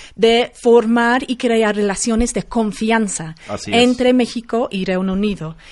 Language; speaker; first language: Spanish; non-native, fluent; English